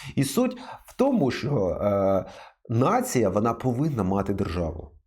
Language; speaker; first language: Ukrainian; native; Ukrainian